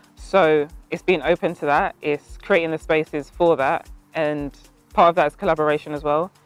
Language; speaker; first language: English; native; English